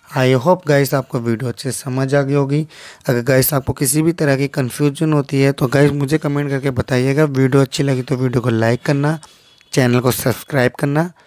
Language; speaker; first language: Hindi; native; Hindi